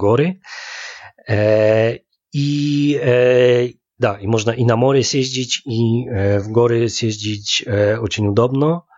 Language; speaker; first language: Polish; non-native, learner; Russian